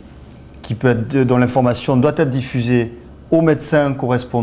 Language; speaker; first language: French; native; French